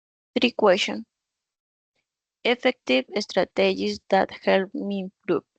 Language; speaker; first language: English; non-native, learner; Spanish